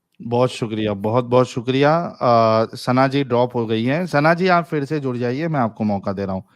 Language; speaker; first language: Hindi; native; Hindi